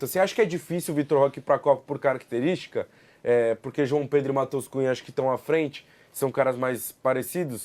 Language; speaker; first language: Portuguese; native; Portuguese